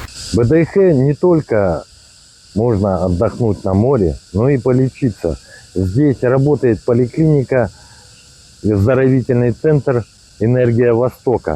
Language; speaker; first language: Russian; native; Russian